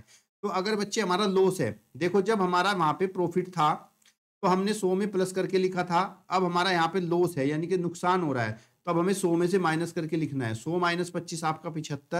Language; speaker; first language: Hindi; native; Hindi